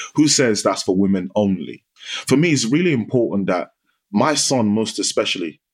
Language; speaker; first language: English; non-native, local second language; Yoruba